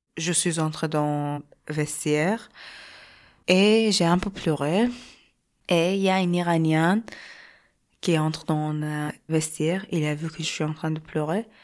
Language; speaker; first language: French; non-native, learner; Persian